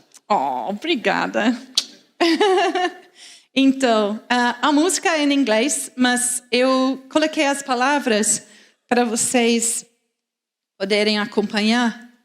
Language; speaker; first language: Portuguese; non-native, fluent; English